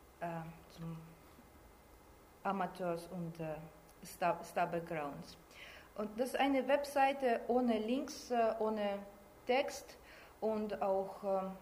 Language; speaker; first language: German; non-native, learner; Russian